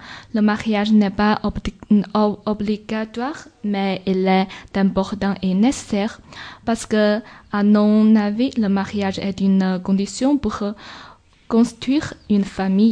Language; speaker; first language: French; non-native, learner; Chinese